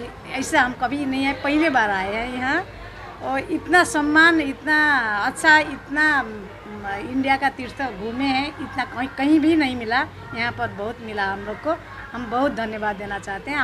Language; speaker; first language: Hindi; non-native, learner; Nepali